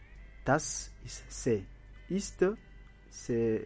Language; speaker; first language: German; non-native, fluent; French